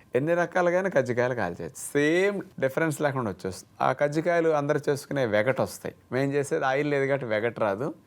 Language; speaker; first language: Telugu; native; Telugu